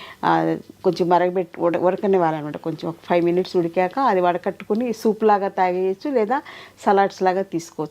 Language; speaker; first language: Telugu; native; Telugu